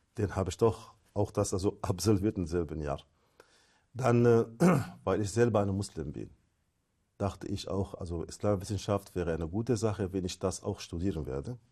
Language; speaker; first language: German; non-native, fluent; Arabic